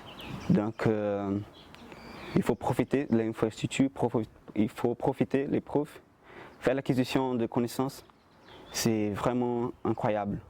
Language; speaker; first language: French; non-native, fluent; Portuguese